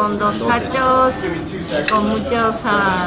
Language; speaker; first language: Spanish; non-native, fluent; Japanese